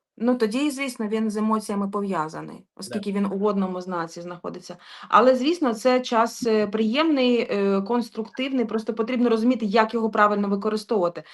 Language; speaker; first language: Ukrainian; non-native, local second language; Russian